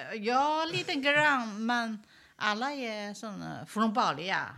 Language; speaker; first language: Swedish; non-native, learner; Chinese